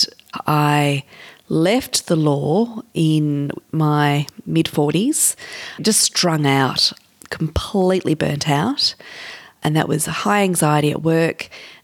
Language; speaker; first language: English; native; English